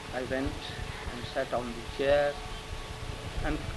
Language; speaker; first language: English; non-native, local second language; Hindi